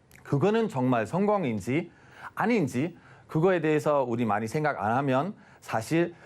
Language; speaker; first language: Korean; non-native, fluent; German